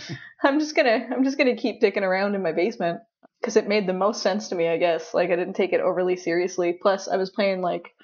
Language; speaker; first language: English; native; English